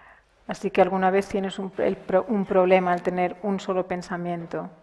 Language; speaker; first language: Spanish; native; Spanish